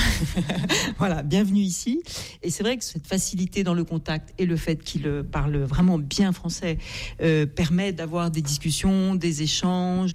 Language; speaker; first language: French; native; French